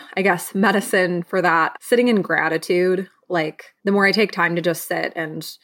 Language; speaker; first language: English; native; English